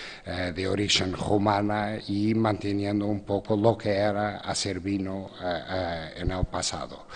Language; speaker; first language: Spanish; non-native, fluent; Portuguese